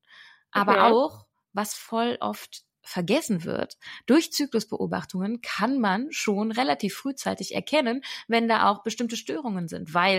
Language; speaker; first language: German; native; German